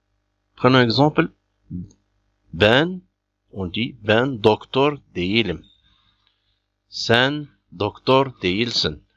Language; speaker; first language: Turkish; non-native, fluent; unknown